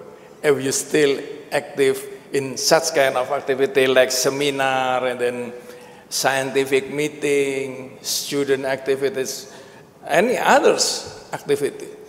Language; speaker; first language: English; non-native, learner; Indonesian